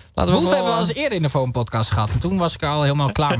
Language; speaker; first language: Dutch; native; Dutch